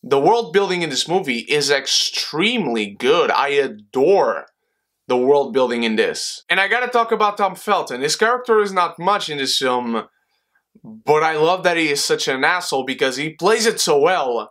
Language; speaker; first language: English; non-native, fluent; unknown